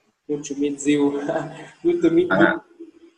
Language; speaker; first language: English; non-native, learner; Vietnamese